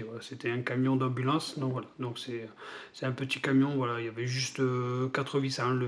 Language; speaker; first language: French; native; French